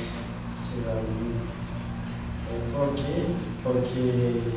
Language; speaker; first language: Portuguese; non-native, fluent; Haitian Creole